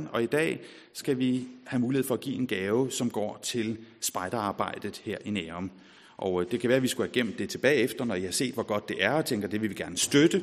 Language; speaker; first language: Danish; native; Danish